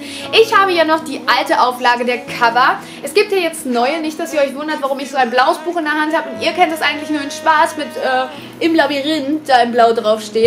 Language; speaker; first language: German; native; German